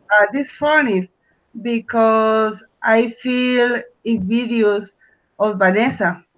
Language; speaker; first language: English; non-native, learner; Spanish